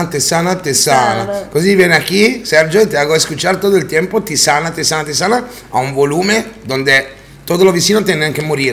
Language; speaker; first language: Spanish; non-native, fluent; Italian